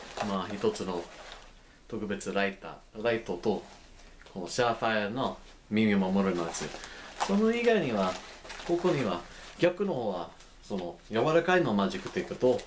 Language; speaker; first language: Japanese; non-native, learner; English